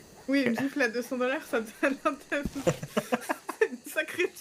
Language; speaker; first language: French; native; French